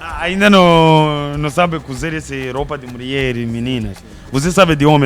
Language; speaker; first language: Portuguese; non-native, learner; Kinyarwanda